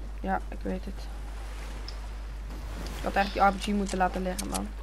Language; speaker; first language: Dutch; native; Dutch